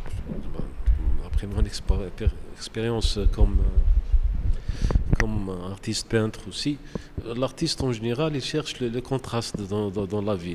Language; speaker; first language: French; non-native, local second language; Arabic